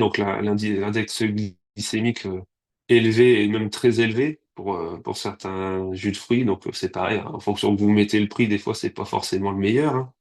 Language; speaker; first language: French; native; French